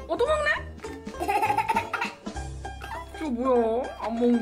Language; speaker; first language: Korean; native; Korean